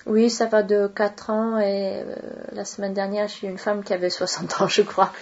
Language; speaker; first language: French; non-native, fluent; Swedish